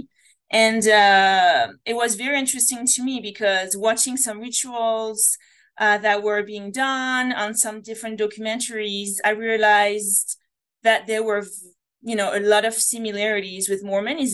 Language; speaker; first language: English; non-native, fluent; French